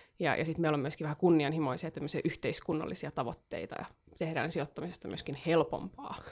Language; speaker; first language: Finnish; native; Finnish